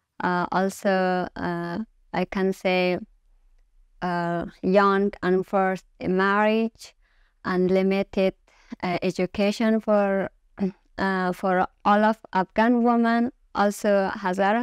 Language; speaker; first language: English; non-native, learner; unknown